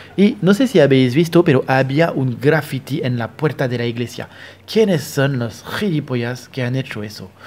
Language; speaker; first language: Spanish; non-native, fluent; French